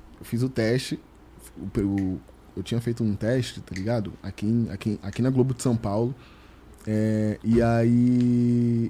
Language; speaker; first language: Portuguese; native; Portuguese